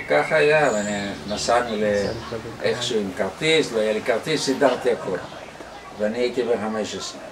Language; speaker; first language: Hebrew; non-native, fluent; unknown